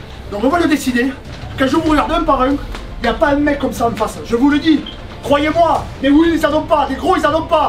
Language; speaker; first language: French; native; French